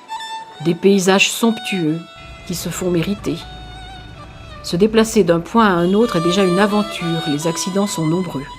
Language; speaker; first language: French; native; French